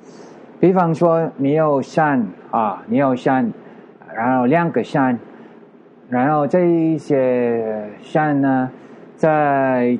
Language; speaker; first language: Chinese; non-native, learner; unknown